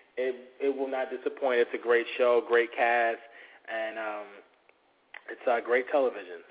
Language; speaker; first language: English; native; English